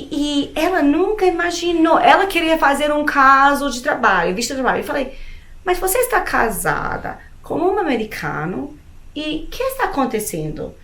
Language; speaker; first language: Portuguese; non-native, fluent; Spanish